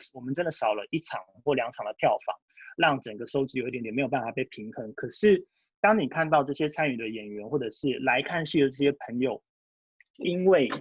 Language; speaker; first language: Chinese; early bilingual, heritage; Japanese